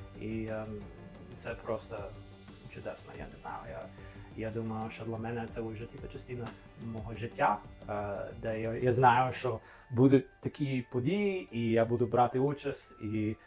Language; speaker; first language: Ukrainian; non-native, fluent; English